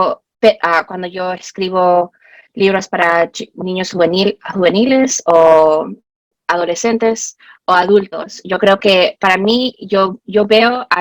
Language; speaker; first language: Spanish; early bilingual, heritage; Spanish